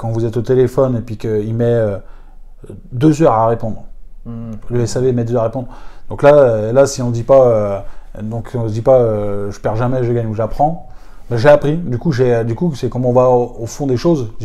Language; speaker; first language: French; native; French